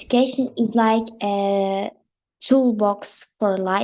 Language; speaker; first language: English; non-native, learner; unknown